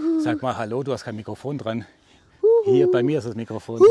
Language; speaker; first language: German; native; German